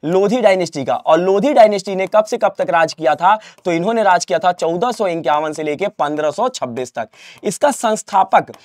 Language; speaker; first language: Hindi; native; Hindi